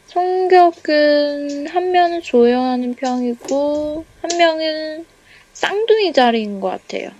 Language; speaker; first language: Korean; non-native, learner; Chinese